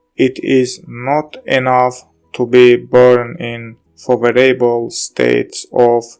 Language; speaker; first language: English; non-native, learner; Azerbaijani